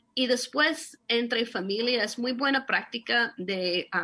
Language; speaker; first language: Spanish; non-native, fluent; English